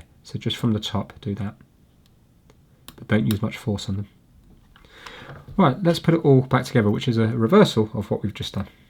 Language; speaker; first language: English; native; English